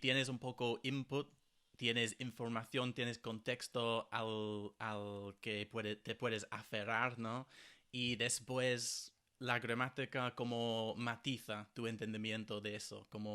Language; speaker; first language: Spanish; non-native, fluent; English